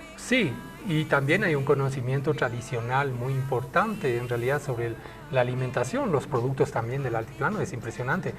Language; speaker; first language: Spanish; early bilingual, other home language; French